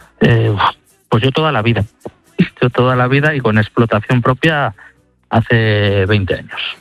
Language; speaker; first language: Spanish; native; Spanish